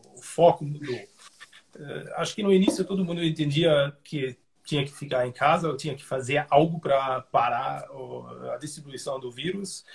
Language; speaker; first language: Portuguese; non-native, fluent; German